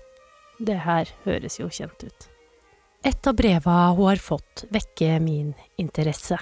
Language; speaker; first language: Norwegian; native; Norwegian